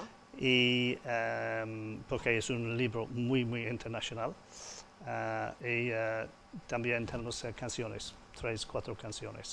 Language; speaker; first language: Spanish; non-native, fluent; English